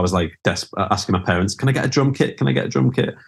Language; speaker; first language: English; native; English